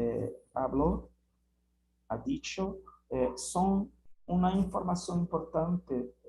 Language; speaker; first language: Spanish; non-native, fluent; Portuguese